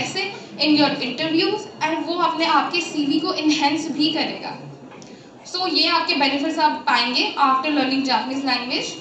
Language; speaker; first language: Hindi; native; Hindi